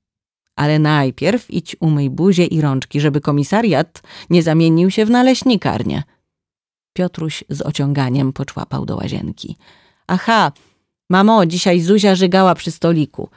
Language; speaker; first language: Polish; native; Polish